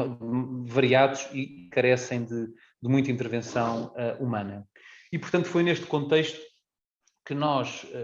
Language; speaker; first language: Portuguese; native; Portuguese